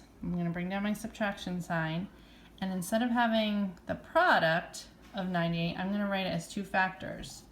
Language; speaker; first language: English; native; English